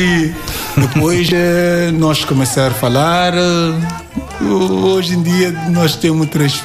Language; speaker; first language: Portuguese; non-native, learner; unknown